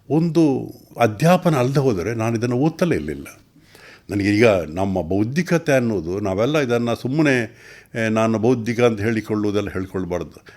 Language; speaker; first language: Kannada; non-native, local second language; Tulu